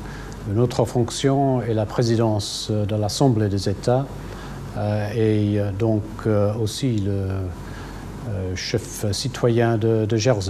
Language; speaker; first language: French; non-native, local second language; English